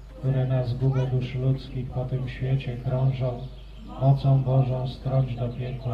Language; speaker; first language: Polish; native; Polish